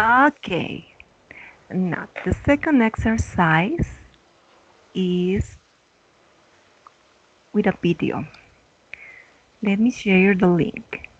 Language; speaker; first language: English; non-native, learner; Spanish